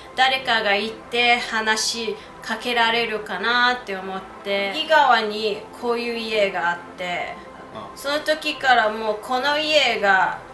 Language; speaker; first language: Japanese; non-native, fluent; English